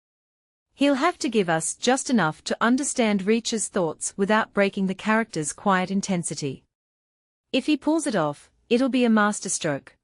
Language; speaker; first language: English; native; English